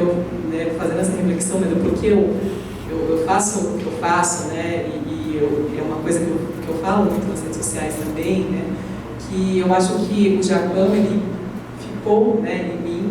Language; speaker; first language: Portuguese; native; Portuguese